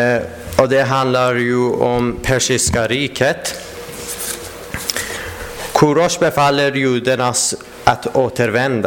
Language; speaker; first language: Swedish; non-native, fluent; Persian